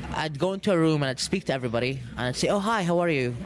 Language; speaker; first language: English; early bilingual, other home language; Arabic